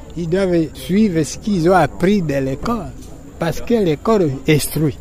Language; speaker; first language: French; non-native, local second language; Swahili